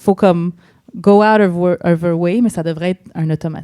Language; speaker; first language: French; native; French